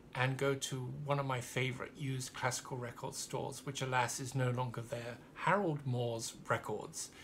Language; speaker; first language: English; native; English